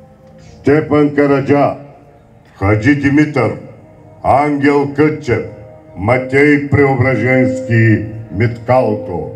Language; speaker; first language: Bulgarian; native; Bulgarian